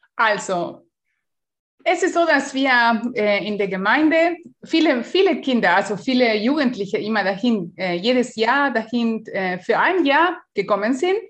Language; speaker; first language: German; non-native, fluent; Spanish